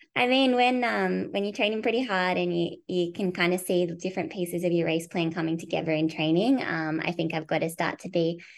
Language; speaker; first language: English; native; English